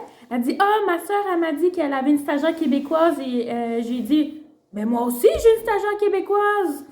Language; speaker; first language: French; early bilingual, other home language; Spanish